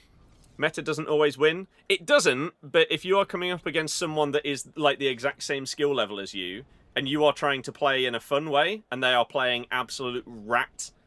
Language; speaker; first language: English; native; English